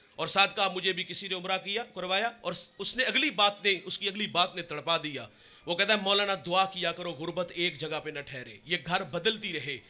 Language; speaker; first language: Urdu; non-native, local second language; Punjabi